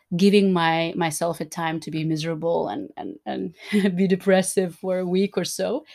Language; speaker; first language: English; non-native, fluent; Turkmen